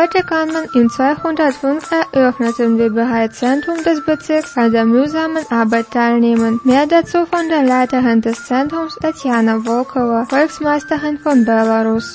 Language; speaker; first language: German; non-native, fluent; Russian